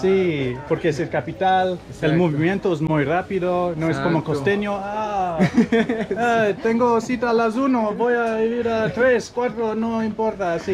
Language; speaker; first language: Spanish; non-native, learner; English